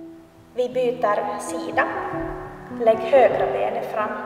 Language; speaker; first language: Swedish; non-native, local second language; Finnish